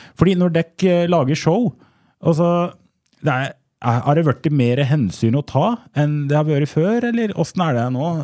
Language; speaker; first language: Norwegian; early bilingual, other home language; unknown